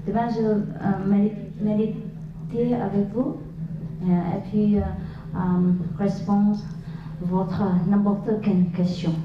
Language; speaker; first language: French; non-native, learner; Vietnamese